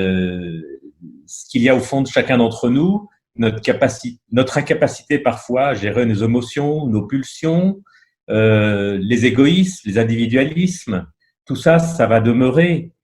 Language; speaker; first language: French; native; French